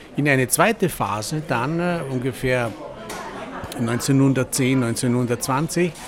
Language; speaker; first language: German; non-native, fluent; Italian